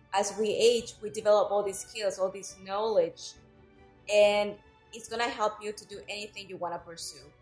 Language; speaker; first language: English; non-native, fluent; Spanish